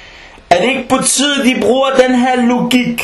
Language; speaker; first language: Danish; early bilingual, other home language; Arabic